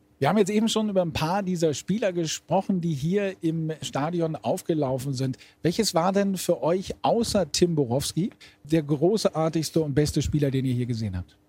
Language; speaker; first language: German; native; German